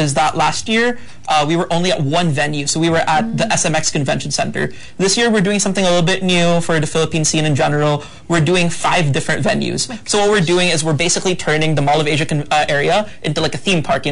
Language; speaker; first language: English; non-native, local second language; Hiligaynon